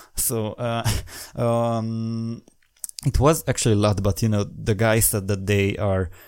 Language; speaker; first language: English; non-native, fluent; Hungarian